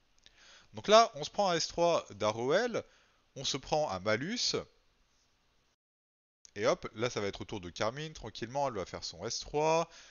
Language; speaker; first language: French; native; French